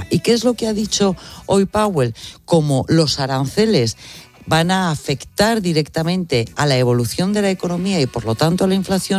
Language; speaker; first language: Spanish; native; Spanish